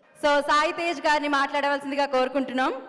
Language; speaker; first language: Telugu; native; Telugu